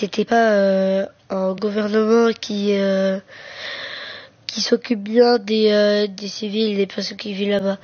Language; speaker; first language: French; early bilingual, other home language; Arabic